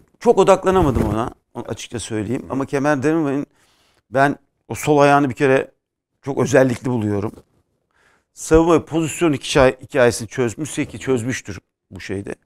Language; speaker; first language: Turkish; native; Turkish